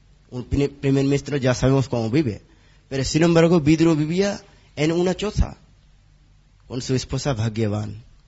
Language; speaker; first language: Spanish; non-native, learner; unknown